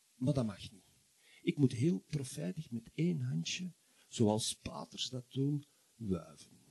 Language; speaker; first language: Dutch; native; Dutch